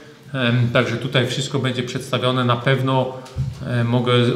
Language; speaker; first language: Polish; early bilingual, heritage; German